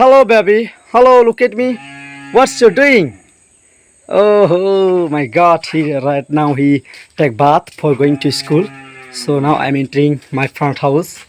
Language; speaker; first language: English; non-native, learner; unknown